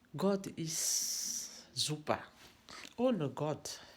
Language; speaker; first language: German; non-native, learner; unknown